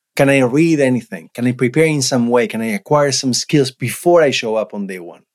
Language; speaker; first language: English; non-native, fluent; Spanish